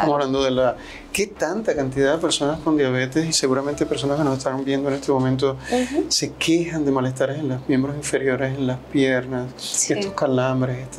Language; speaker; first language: Spanish; native; Spanish